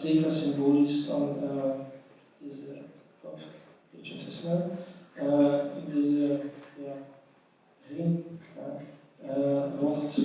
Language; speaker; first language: Dutch; non-native, local second language; French